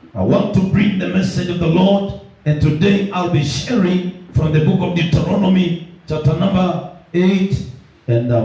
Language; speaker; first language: English; non-native, local second language; Swahili